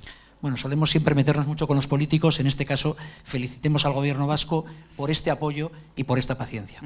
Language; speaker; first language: Spanish; native; Spanish